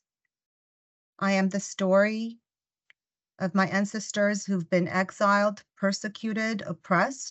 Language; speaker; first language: English; non-native, fluent; Russian